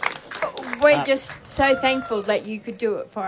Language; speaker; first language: English; native; English